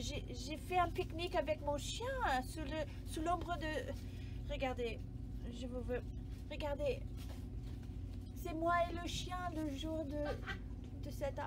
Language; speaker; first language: French; non-native, learner; English